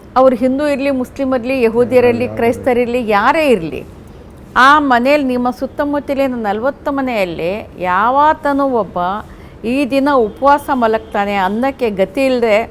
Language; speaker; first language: Kannada; non-native, local second language; Urdu